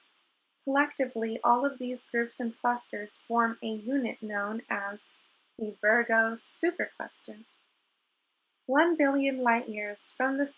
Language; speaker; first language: English; native; English